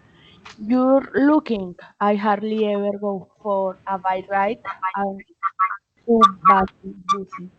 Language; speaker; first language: English; non-native, learner; Spanish